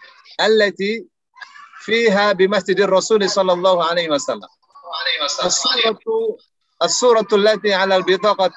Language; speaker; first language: Arabic; non-native, fluent; Indonesian